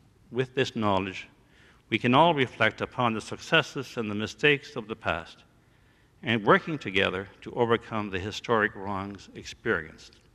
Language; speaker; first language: English; early bilingual, other home language; French